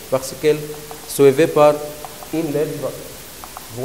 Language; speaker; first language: French; non-native, learner; Arabic